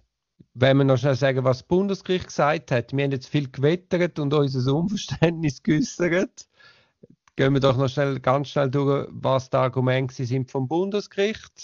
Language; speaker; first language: German; native; German